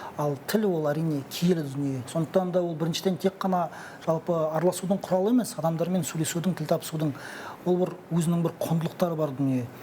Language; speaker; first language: Kazakh; non-native, local second language; Russian